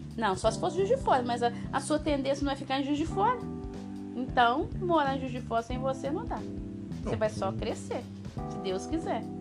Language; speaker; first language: Portuguese; native; Portuguese